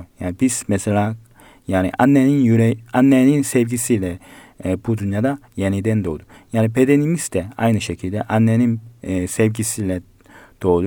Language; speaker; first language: Turkish; non-native, learner; Korean